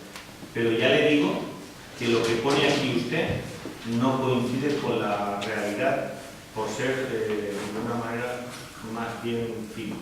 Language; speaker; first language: Spanish; native; Spanish